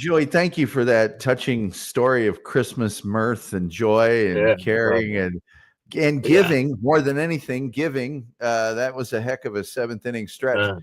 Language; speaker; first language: English; native; English